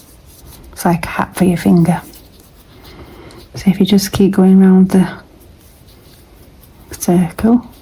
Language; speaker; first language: English; native; English